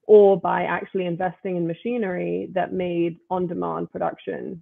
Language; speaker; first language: English; native; English